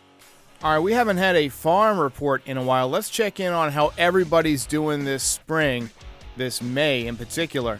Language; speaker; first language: English; native; English